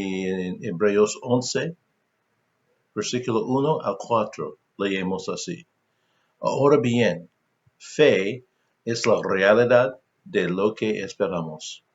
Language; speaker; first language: Spanish; non-native, fluent; English